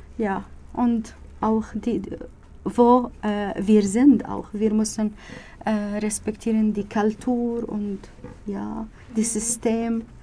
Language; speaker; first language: German; non-native, learner; Arabic